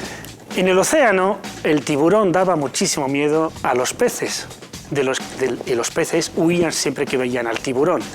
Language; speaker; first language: Spanish; native; Spanish